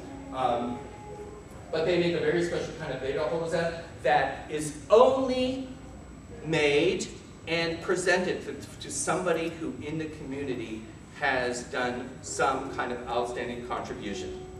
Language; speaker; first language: English; native; English